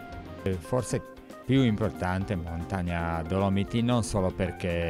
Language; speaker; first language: Italian; non-native, learner; Slovak